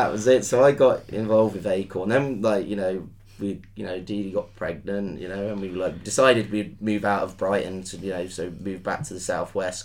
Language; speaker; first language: English; native; English